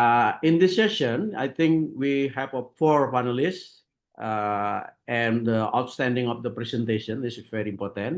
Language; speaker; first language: English; non-native, learner; Indonesian